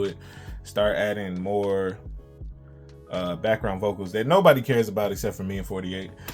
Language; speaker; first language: English; native; English